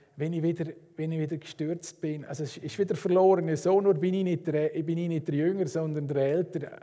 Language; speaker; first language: German; native; German